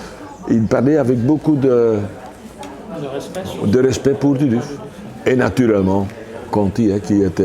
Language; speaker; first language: French; non-native, local second language; Dutch